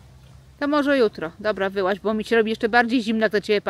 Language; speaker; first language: Polish; native; Polish